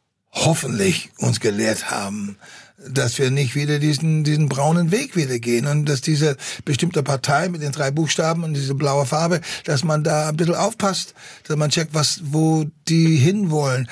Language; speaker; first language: German; non-native, fluent; English